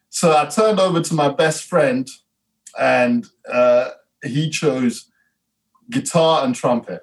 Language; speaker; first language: English; native; English